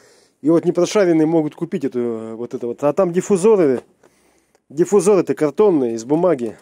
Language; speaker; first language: Russian; native; Russian